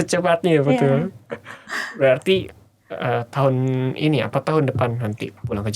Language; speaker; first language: Indonesian; native; Indonesian